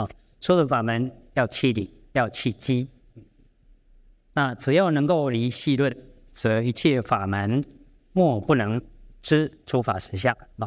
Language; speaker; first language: Chinese; native; Chinese